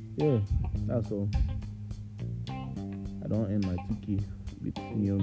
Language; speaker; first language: English; non-native, local second language; Yoruba